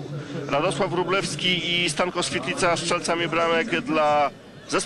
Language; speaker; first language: Polish; native; Polish